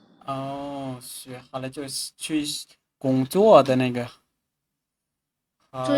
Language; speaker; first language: Chinese; non-native, fluent; Lao